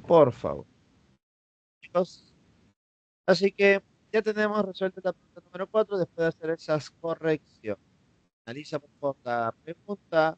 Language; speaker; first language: Spanish; native; Spanish